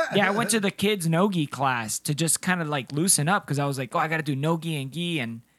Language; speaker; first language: English; non-native, fluent; Spanish